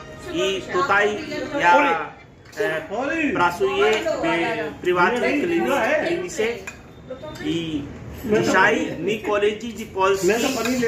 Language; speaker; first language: Polish; non-native, learner; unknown